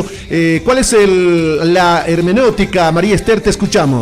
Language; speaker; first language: Spanish; native; Spanish